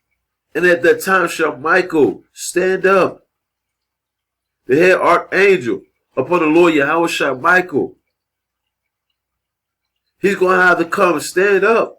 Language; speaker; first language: English; native; English